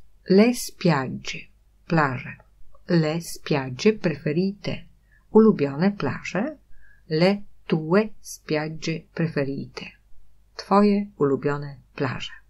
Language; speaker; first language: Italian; non-native, fluent; Polish